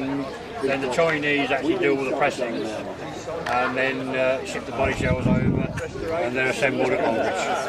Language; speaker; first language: English; native; English